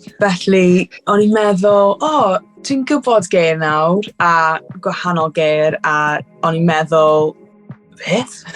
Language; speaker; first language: Welsh; non-native, learner; English